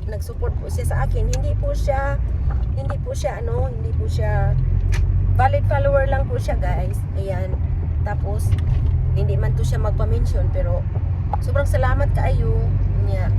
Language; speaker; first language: Filipino; non-native, local second language; Cebuano